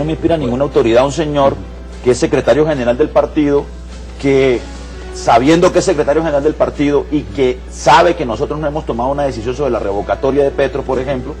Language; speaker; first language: Spanish; native; Spanish